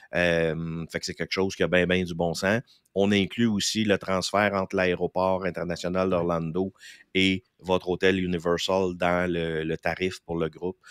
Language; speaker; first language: French; native; French